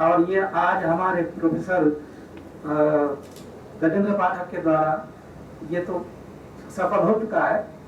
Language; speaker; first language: Hindi; native; Hindi